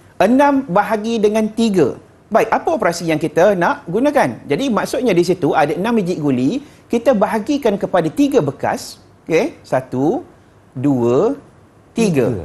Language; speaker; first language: Malay; native; Malay